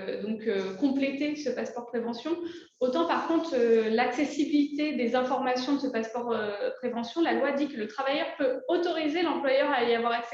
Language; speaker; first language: French; native; French